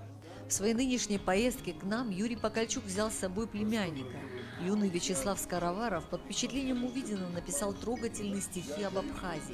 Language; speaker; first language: Russian; native; Russian